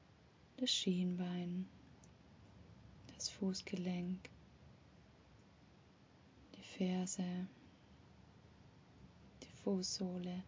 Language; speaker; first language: German; native; German